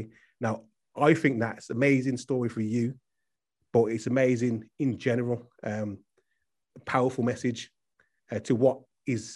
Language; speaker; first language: English; native; English